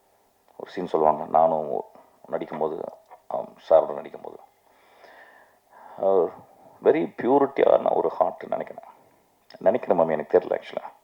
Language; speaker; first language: Tamil; native; Tamil